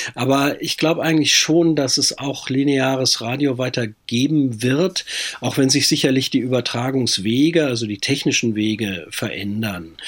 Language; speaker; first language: German; native; German